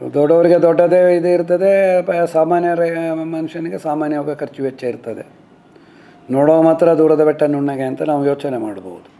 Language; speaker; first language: Kannada; non-native, local second language; Kodava